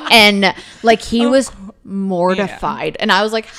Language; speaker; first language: English; native; English